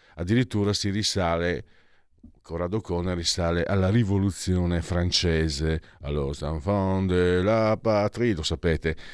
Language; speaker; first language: Italian; native; Italian